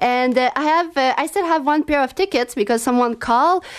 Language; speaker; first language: English; non-native, fluent; French